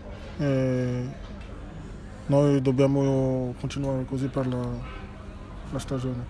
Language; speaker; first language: Italian; non-native, learner; French